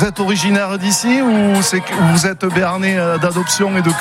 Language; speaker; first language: French; native; French